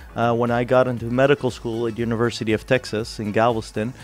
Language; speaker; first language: English; non-native, fluent; Arabic